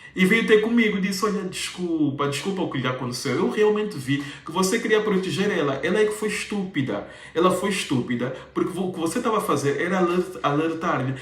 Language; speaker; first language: Portuguese; native; Portuguese